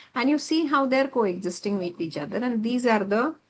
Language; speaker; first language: English; non-native, local second language; Marathi